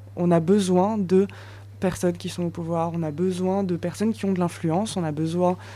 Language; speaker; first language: French; native; French